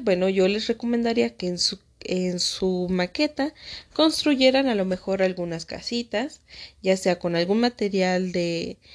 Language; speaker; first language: Spanish; native; Spanish